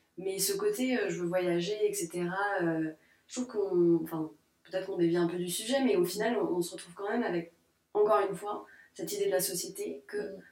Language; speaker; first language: French; native; French